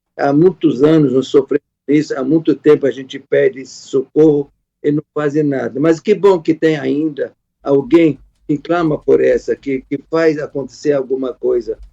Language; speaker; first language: Portuguese; non-native, fluent; Arabic